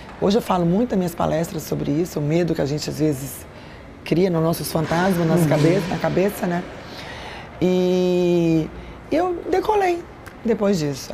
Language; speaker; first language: Portuguese; native; Portuguese